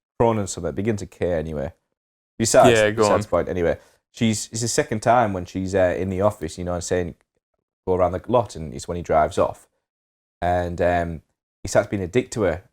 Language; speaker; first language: English; native; English